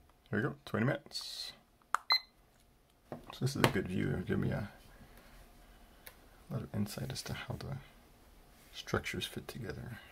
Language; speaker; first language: English; native; English